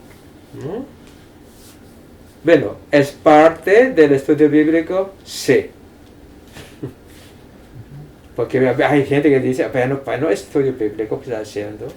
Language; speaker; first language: Spanish; non-native, fluent; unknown